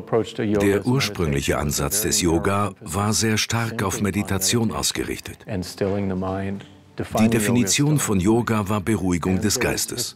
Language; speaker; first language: German; native; German